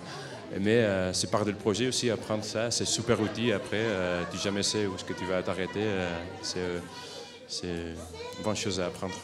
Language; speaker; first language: French; non-native, fluent; Catalan